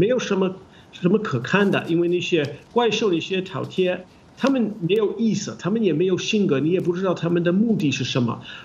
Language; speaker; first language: Chinese; non-native, fluent; English